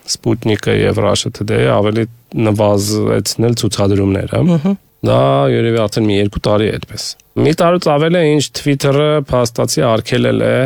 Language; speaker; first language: Armenian; native; Armenian